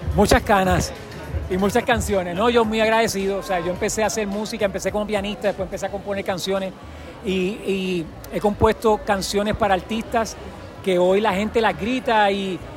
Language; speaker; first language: Spanish; native; Spanish